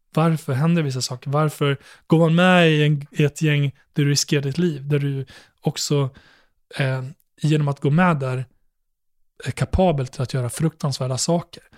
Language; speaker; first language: Swedish; native; Swedish